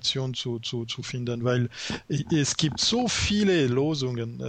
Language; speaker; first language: German; non-native, learner; French